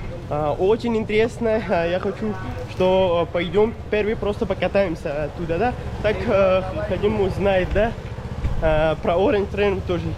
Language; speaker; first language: Russian; non-native, learner; Pashto